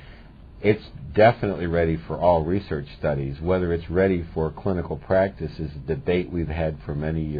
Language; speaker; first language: English; native; English